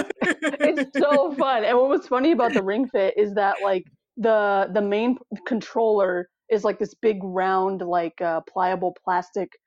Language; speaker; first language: English; early bilingual, other home language; Samoan